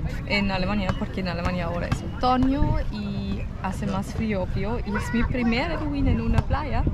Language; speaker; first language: Spanish; non-native, learner; German